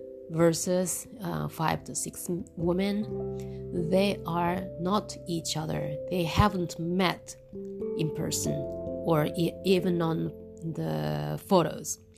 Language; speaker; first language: English; non-native, learner; Japanese